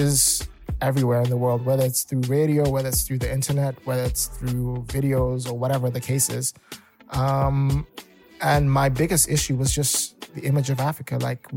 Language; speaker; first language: English; non-native, local second language; Shona